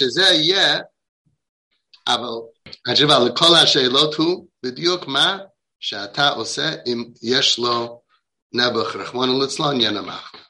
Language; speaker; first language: Hebrew; non-native, fluent; English